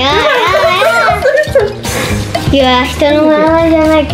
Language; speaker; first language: Japanese; native; Japanese